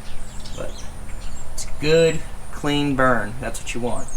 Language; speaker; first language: English; native; English